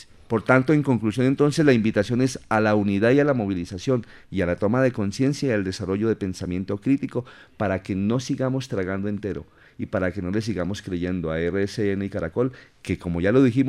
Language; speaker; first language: Spanish; native; Spanish